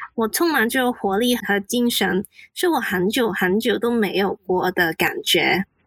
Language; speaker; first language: Chinese; non-native, local second language; Cantonese